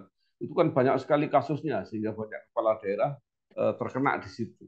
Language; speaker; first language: Indonesian; native; Indonesian